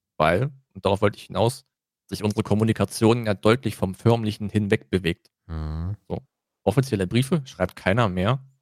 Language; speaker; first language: German; native; German